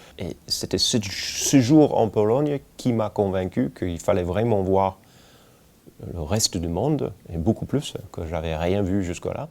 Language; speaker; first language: French; non-native, fluent; English